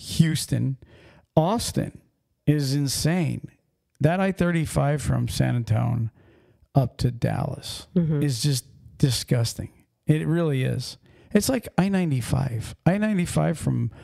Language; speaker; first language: English; native; English